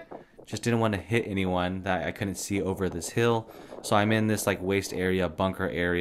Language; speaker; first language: English; native; English